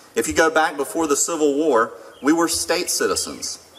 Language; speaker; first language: English; native; English